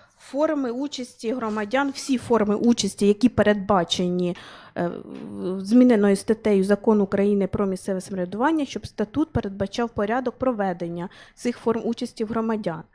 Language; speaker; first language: Ukrainian; native; Ukrainian